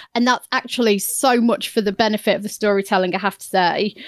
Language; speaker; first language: English; native; English